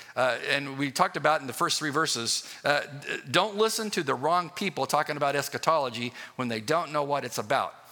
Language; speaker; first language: English; native; English